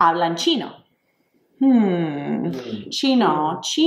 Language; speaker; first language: Spanish; non-native, fluent; English